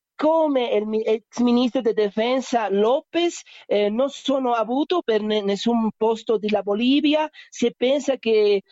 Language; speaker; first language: Italian; non-native, learner; Spanish